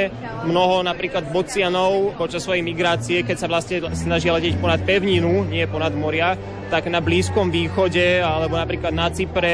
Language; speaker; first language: Slovak; native; Slovak